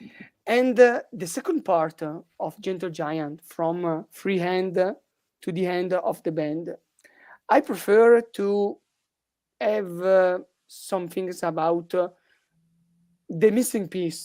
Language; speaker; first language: English; non-native, learner; Italian